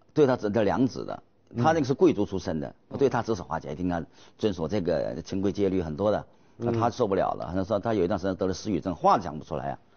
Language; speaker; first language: Chinese; native; Chinese